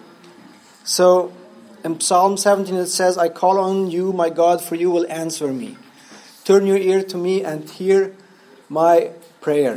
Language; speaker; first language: English; non-native, fluent; Spanish